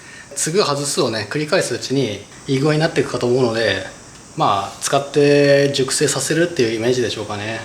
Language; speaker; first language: Japanese; native; Japanese